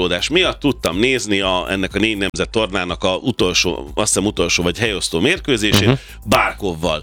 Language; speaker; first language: Hungarian; native; Hungarian